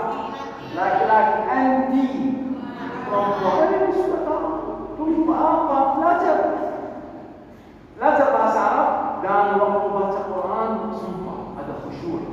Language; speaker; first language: Indonesian; non-native, learner; Arabic